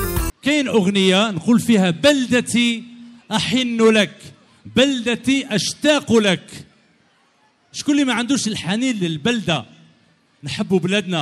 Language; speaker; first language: Arabic; native; Arabic